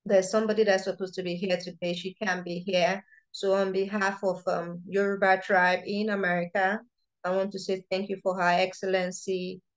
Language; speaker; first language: English; non-native, local second language; Yoruba